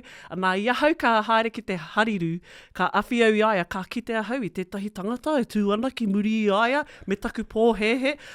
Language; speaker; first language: Māori; non-native, local second language; English